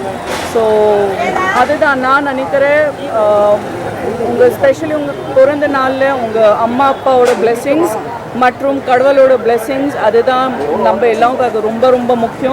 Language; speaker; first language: Tamil; non-native, local second language; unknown